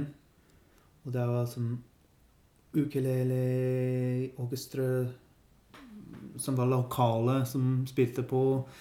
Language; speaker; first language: Norwegian; non-native, learner; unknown